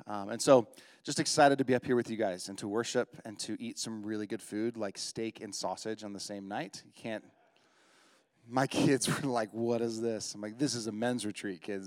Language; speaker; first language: English; native; English